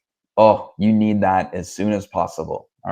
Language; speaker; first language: English; native; English